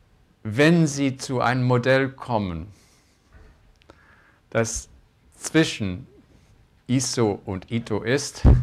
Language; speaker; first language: German; non-native, fluent; English